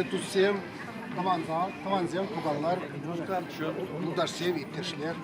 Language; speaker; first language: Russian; non-native, local second language; Chuvash